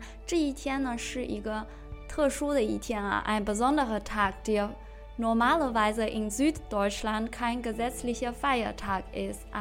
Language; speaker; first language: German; non-native, fluent; Chinese